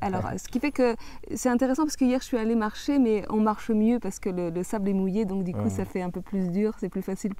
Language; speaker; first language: French; native; French